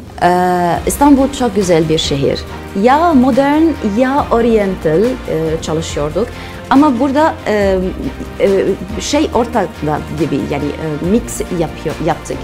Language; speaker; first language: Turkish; non-native, learner; Arabic